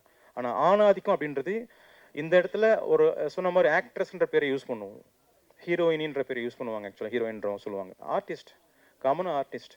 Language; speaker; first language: Tamil; native; Tamil